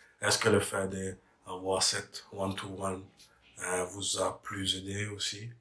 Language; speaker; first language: French; non-native, learner; English